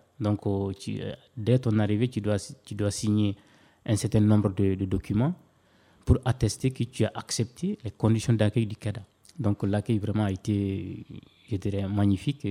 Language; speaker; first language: French; non-native, local second language; Bambara